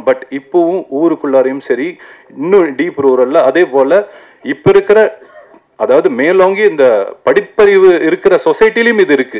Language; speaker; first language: Tamil; native; Tamil